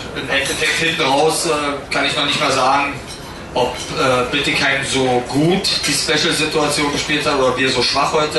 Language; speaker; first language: German; native; German